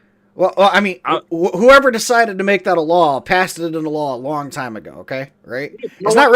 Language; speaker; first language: English; native; English